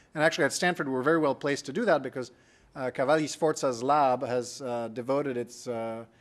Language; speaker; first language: English; non-native, fluent; French